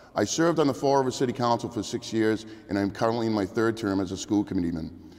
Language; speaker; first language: English; native; English